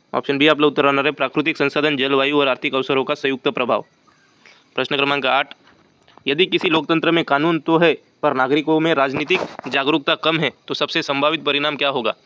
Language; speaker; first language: Hindi; non-native, local second language; Marathi